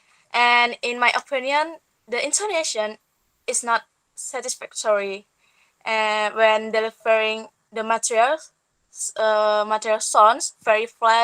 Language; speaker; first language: English; non-native, learner; Indonesian